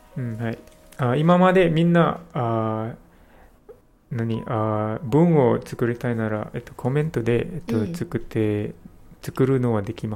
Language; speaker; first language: Japanese; non-native, learner; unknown